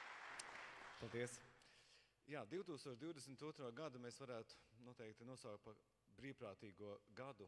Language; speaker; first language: Latvian; native; Latvian